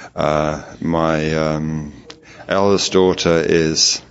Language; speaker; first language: English; native; English